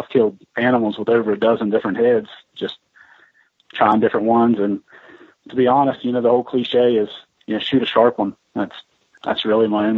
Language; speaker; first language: English; native; English